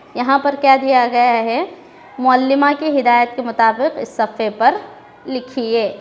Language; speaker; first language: Hindi; native; Hindi